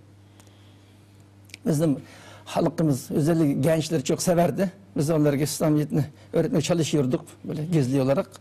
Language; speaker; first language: Turkish; non-native, learner; Uyghur